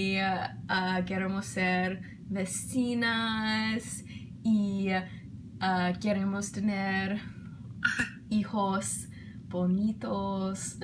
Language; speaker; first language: Spanish; non-native, learner; English